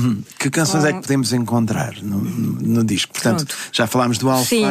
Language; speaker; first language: Portuguese; native; Portuguese